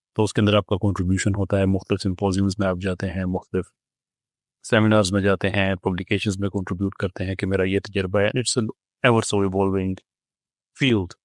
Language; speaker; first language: Urdu; non-native, local second language; Punjabi